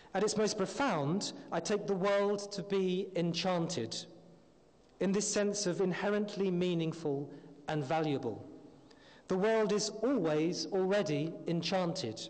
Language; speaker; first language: English; native; English